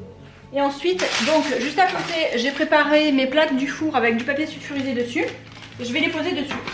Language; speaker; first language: French; native; French